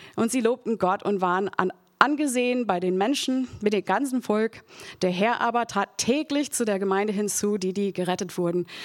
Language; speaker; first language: German; non-native, fluent; English